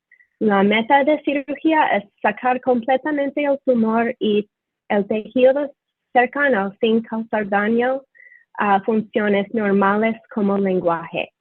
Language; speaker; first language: Spanish; non-native, fluent; English